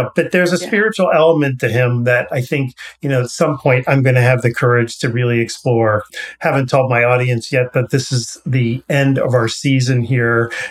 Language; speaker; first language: English; native; English